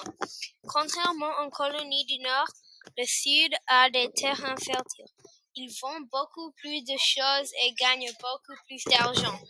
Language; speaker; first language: French; non-native, learner; English